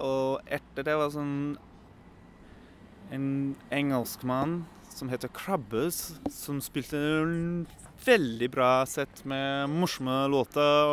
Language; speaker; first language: Norwegian; non-native, learner; English